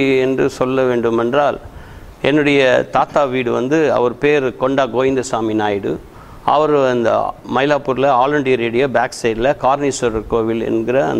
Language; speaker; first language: Tamil; native; Tamil